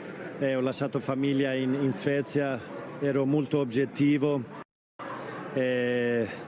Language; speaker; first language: Italian; non-native, fluent; Swedish